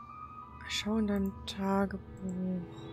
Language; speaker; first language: German; native; German